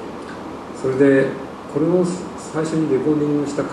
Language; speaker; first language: Japanese; native; Japanese